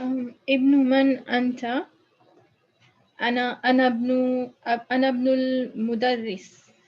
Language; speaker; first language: Arabic; non-native, learner; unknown